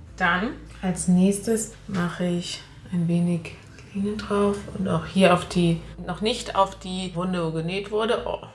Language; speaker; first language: German; native; German